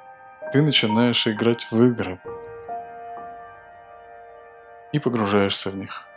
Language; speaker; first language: Russian; native; Russian